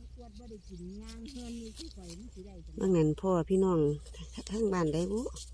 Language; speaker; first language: Thai; native; Thai